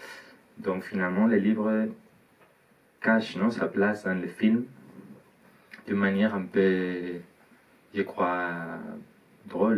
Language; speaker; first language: French; non-native, learner; Spanish